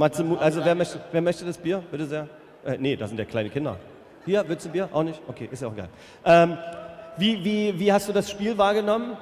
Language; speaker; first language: German; native; German